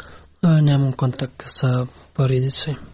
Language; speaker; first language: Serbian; non-native, learner; Pashto